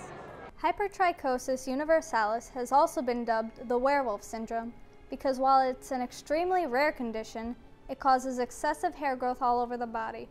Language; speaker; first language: English; native; English